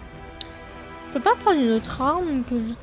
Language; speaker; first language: French; native; French